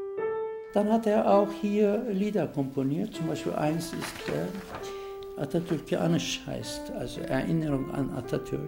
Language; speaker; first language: German; non-native, fluent; Turkish